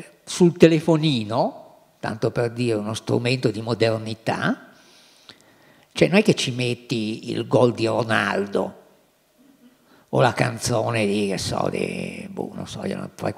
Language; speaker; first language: Italian; native; Italian